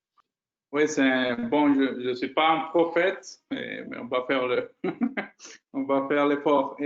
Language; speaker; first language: French; non-native, fluent; Spanish